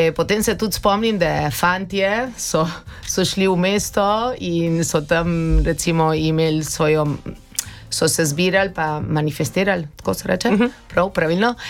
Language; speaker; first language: Slovenian; early bilingual, heritage; Slovenian